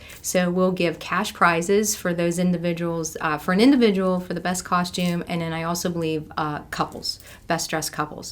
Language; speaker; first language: English; native; English